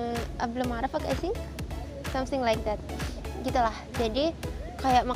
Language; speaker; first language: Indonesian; early bilingual, heritage; Indonesian